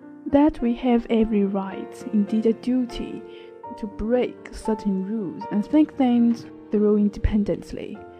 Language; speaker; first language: English; non-native, learner; Chinese